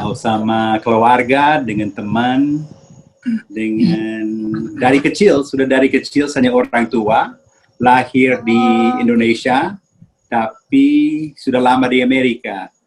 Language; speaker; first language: Indonesian; early bilingual, heritage; Indonesian